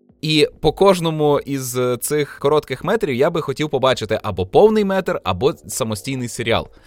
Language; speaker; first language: Ukrainian; native; Ukrainian